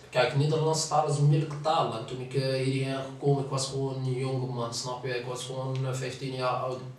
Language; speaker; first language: Dutch; non-native, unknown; Arabic